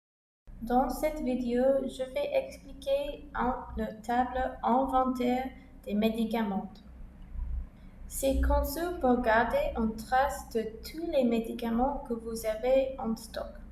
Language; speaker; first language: French; non-native, learner; English